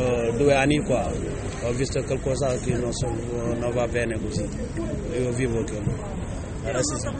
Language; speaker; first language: Italian; non-native, learner; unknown